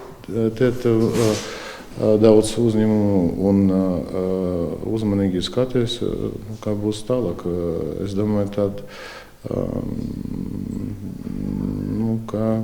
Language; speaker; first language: Latvian; non-native, local second language; Russian